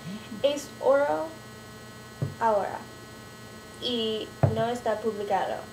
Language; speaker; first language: Spanish; non-native, learner; English